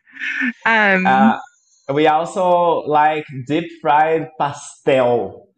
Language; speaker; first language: English; non-native, fluent; Portuguese